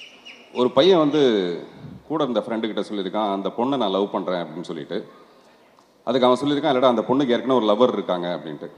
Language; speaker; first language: Tamil; native; Tamil